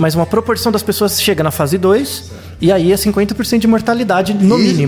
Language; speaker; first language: Portuguese; native; Portuguese